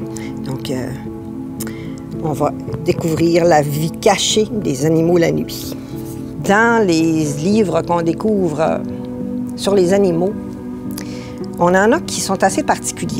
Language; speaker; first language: French; native; French